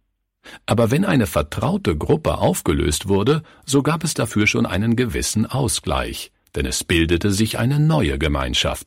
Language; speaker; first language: German; native; German